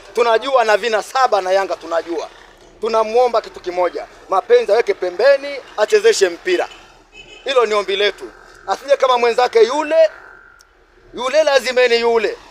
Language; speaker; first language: Swahili; native; Swahili